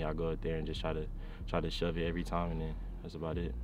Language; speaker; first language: English; native; English